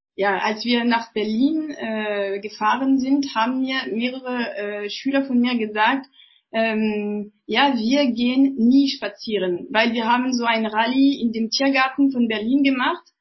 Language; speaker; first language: German; non-native, fluent; French